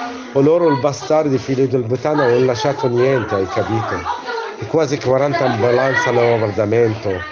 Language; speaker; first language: Italian; non-native, learner; Arabic